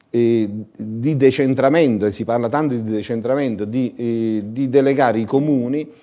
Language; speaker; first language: Italian; native; Italian